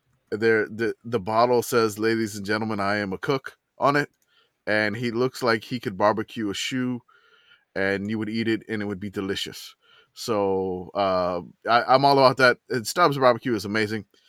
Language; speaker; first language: English; native; English